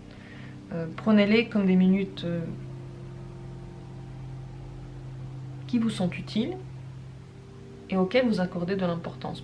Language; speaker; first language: French; native; French